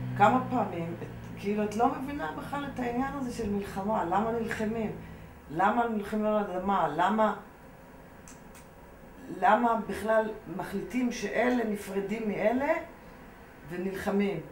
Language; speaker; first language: Hebrew; native; Hebrew